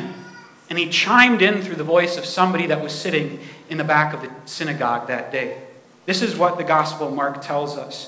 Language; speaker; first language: English; native; English